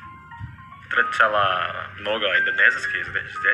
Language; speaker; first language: Russian; non-native, learner; Indonesian